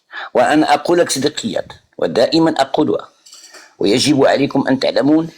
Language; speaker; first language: Arabic; native; Arabic